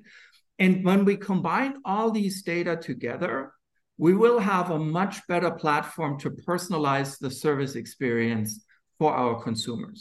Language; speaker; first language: English; non-native, fluent; German